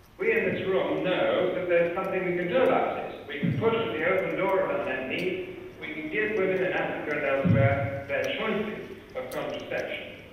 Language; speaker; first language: English; native; English